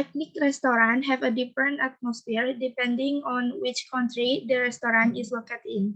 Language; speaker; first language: English; non-native, learner; Indonesian